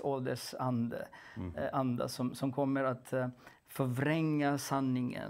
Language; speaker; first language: Swedish; non-native, fluent; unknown